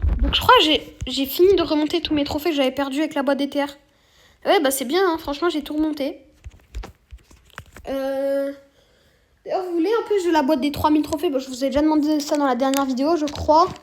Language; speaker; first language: French; native; French